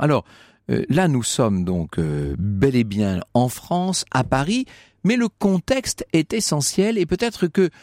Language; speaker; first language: French; native; French